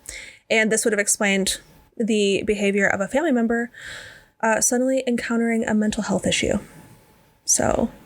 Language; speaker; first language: English; native; English